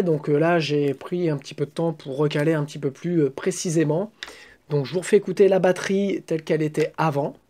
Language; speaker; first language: French; native; French